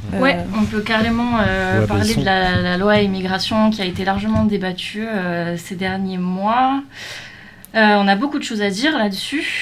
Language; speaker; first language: French; native; French